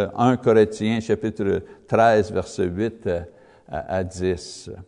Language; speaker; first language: French; non-native, learner; English